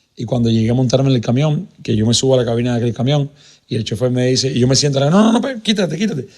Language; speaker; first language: Spanish; native; Spanish